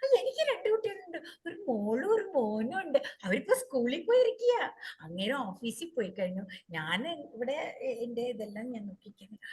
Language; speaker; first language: Malayalam; early bilingual, heritage; Malayalam